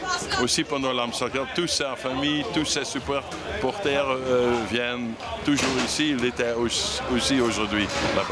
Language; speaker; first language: French; non-native, fluent; Dutch